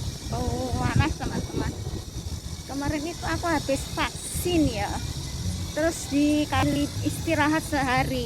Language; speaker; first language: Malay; non-native, local second language; Javanese